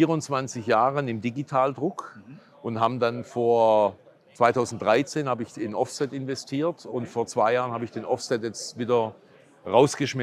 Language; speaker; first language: German; native; German